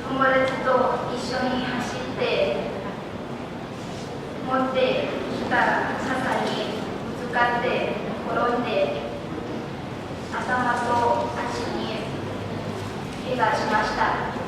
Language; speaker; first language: Japanese; non-native, learner; Lao